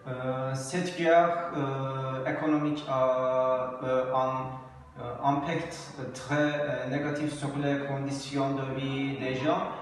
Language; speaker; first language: French; non-native, learner; Turkish